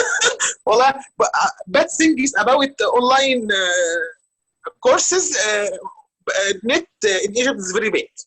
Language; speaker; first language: English; non-native, learner; Arabic